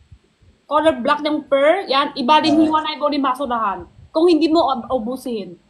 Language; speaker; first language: Filipino; non-native, learner; Chinese